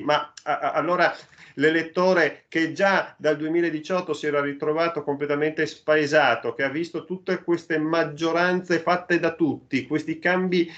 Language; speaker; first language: Italian; native; Italian